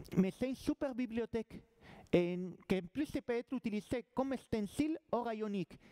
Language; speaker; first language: French; non-native, fluent; Spanish